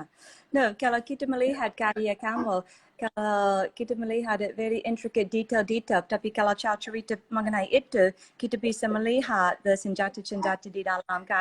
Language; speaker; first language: Indonesian; non-native, learner; English